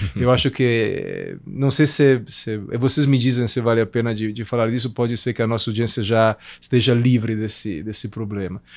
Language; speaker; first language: Portuguese; non-native, fluent; Italian